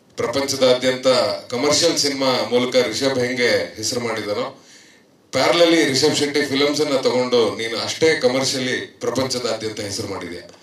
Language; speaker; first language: Kannada; native; Kannada